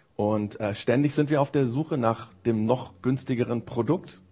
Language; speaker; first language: German; early bilingual, other home language; Japanese